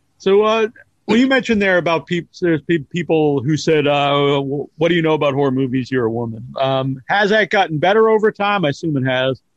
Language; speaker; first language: English; native; English